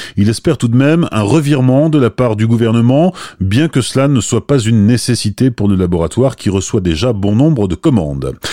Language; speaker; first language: French; native; French